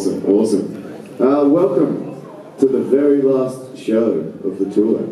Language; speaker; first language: English; native; English